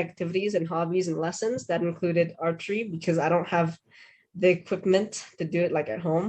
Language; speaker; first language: English; non-native, fluent; Indonesian